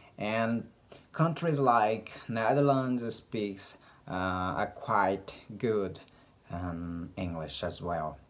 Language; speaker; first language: English; non-native, learner; Portuguese